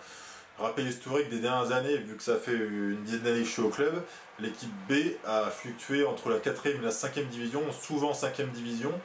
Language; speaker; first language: French; native; French